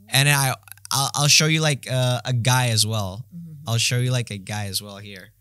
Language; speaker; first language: English; non-native, fluent; Indonesian